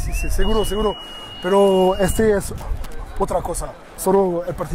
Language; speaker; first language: Spanish; non-native, learner; French